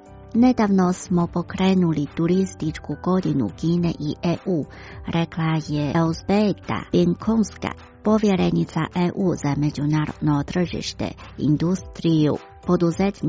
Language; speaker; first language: Croatian; non-native, fluent; Chinese